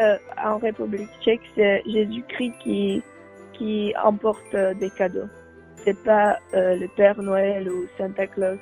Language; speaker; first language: French; non-native, learner; Czech